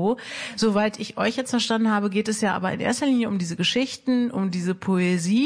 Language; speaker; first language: German; native; German